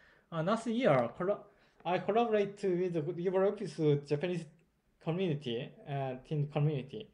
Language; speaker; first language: English; non-native, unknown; Korean